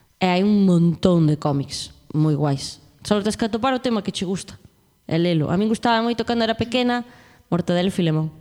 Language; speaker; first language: Galician; native; Galician